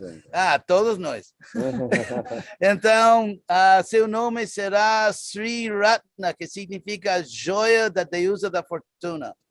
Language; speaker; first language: Portuguese; non-native, fluent; English